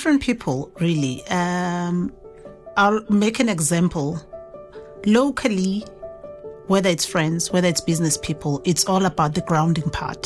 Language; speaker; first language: English; non-native, local second language; Zulu